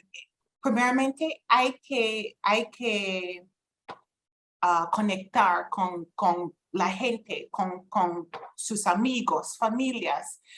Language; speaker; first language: Spanish; non-native, fluent; English